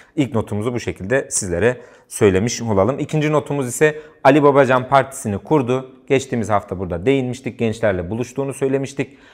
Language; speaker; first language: Turkish; native; Turkish